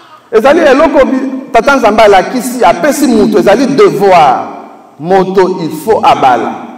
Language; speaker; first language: French; non-native, local second language; Lingala